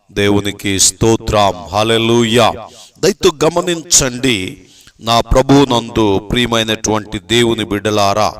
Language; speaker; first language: Telugu; native; Telugu